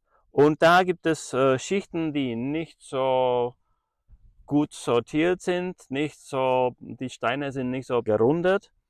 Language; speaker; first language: German; non-native, fluent; Czech